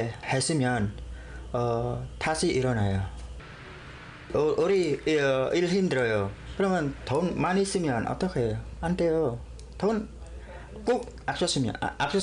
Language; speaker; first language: Korean; non-native, learner; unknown